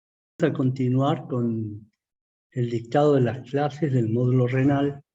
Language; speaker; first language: Spanish; native; Spanish